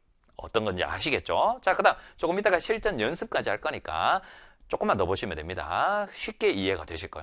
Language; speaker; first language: Korean; native; Korean